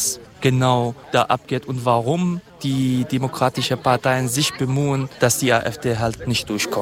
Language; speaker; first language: German; non-native, fluent; Kurdish